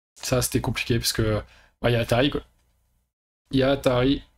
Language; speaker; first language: French; native; French